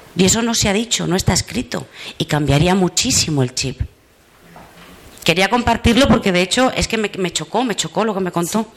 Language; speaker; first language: Spanish; native; Spanish